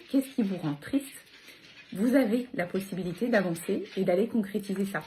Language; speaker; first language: French; native; French